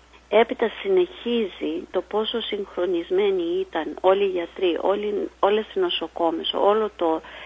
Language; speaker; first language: Greek; native; Greek